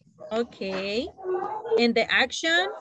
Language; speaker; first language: English; non-native, learner; Spanish